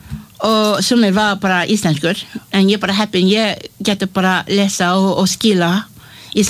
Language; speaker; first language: Icelandic; non-native, learner; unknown